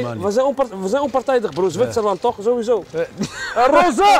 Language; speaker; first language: Dutch; native; Dutch